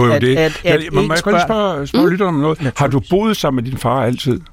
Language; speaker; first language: Danish; native; Danish